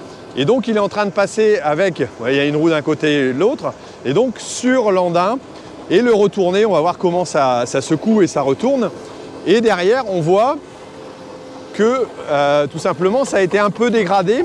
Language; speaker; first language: French; native; French